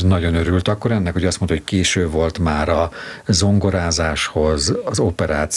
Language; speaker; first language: Hungarian; native; Hungarian